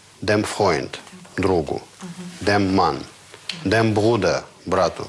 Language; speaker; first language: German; non-native, fluent; Russian